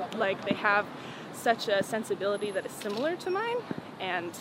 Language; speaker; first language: English; native; English